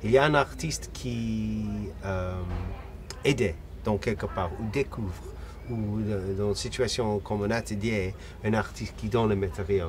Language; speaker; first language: French; non-native, fluent; English